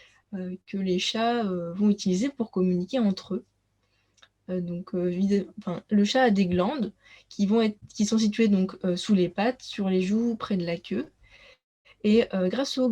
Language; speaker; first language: French; native; French